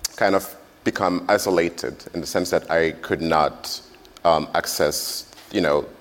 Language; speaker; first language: English; non-native, fluent; French